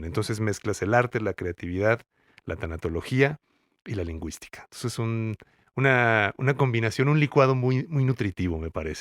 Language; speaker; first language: Spanish; native; Spanish